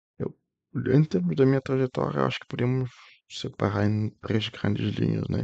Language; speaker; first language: Portuguese; non-native, local second language; Kabuverdianu